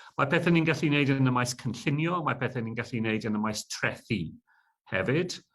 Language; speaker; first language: Welsh; non-native, local second language; English